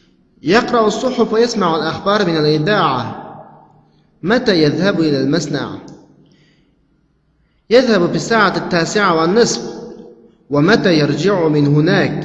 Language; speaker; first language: Arabic; non-native, fluent; Uyghur